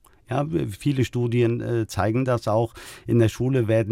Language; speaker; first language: German; early bilingual, other home language; Turkish